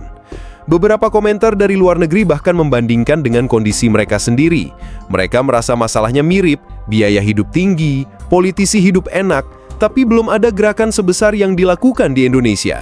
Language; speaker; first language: Indonesian; native; Indonesian